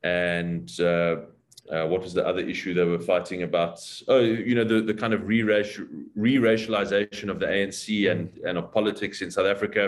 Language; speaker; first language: English; native; English